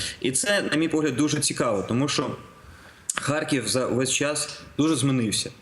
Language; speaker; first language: Ukrainian; non-native, local second language; Russian